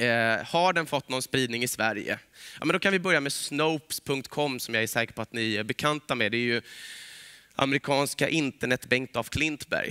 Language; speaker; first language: Swedish; native; Swedish